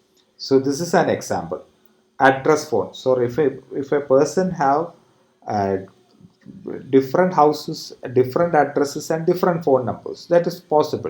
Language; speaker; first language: English; non-native, local second language; Malayalam